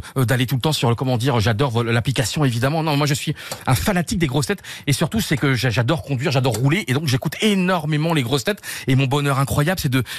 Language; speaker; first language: French; native; French